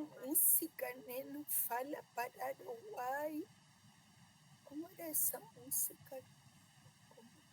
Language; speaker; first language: Portuguese; non-native, fluent; Spanish